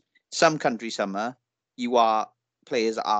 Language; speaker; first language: English; native; English